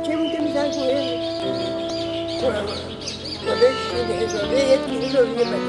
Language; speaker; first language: Portuguese; native; Portuguese